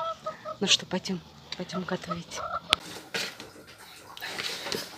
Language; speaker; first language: Russian; non-native, fluent; Armenian